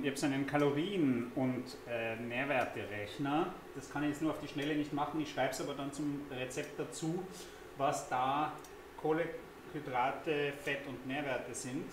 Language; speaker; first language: German; native; German